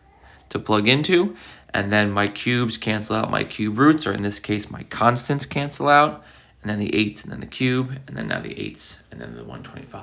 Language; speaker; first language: English; native; English